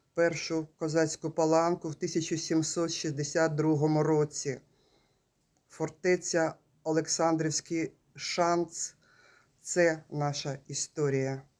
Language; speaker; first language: Ukrainian; native; Ukrainian